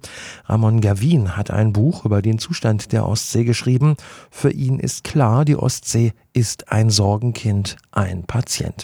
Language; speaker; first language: German; native; German